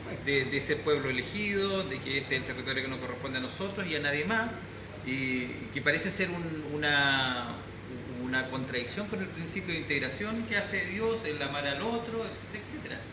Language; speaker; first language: Spanish; native; Spanish